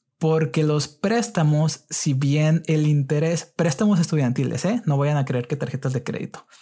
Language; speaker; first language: Spanish; native; Spanish